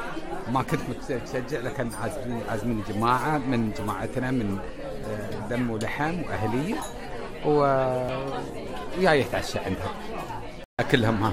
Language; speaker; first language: Arabic; native; Arabic